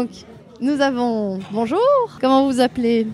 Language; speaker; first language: French; native; French